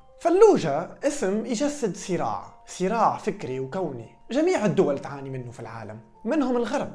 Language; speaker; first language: Arabic; native; Arabic